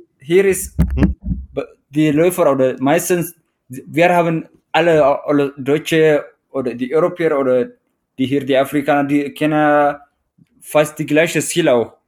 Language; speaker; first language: German; non-native, fluent; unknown